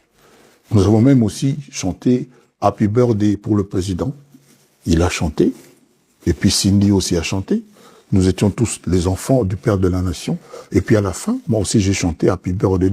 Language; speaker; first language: French; non-native, local second language; Lingala